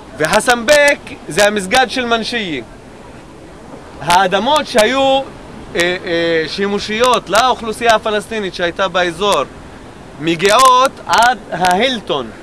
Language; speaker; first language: Hebrew; non-native, local second language; Arabic